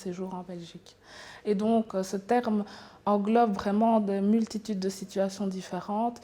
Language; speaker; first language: French; native; French